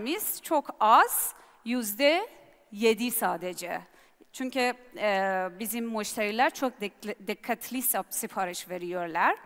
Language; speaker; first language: Turkish; non-native, learner; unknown